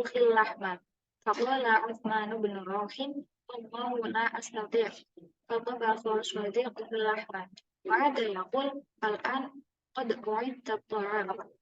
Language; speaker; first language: Arabic; non-native, learner; Indonesian